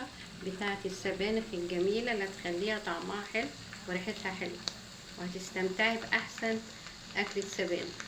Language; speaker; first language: Arabic; native; Arabic